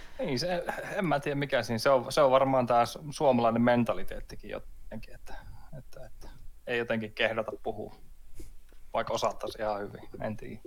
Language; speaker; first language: Finnish; native; Finnish